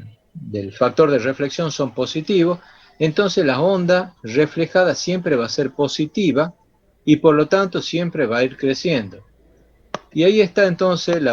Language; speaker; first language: Spanish; native; Spanish